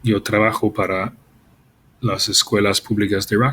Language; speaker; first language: Spanish; non-native, fluent; English